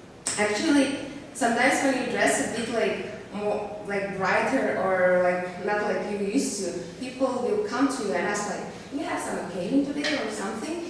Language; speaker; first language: English; non-native, fluent; Russian